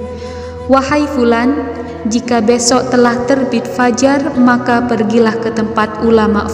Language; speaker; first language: Indonesian; native; Indonesian